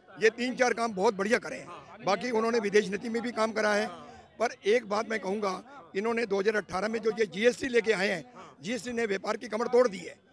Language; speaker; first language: Hindi; native; Hindi